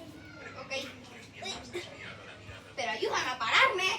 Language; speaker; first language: Spanish; native; Spanish